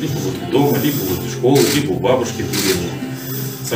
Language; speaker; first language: Russian; native; Russian